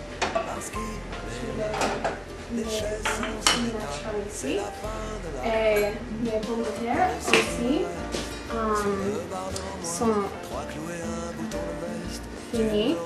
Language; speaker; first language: French; non-native, learner; English